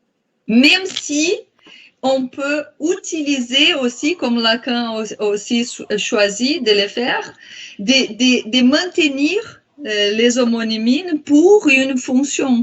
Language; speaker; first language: French; non-native, fluent; Portuguese